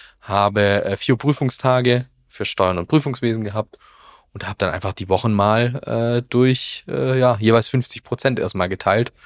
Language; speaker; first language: German; native; German